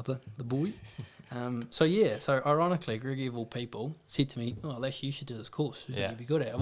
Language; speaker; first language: English; native; English